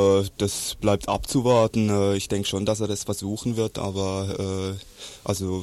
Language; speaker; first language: German; native; German